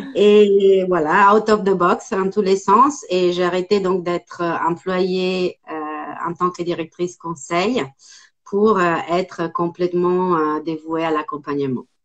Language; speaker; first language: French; non-native, fluent; Italian